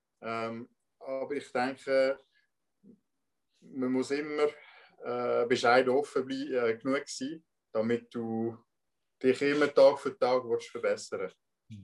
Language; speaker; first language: German; non-native, local second language; French